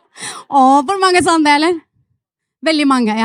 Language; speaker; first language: Norwegian; non-native, fluent; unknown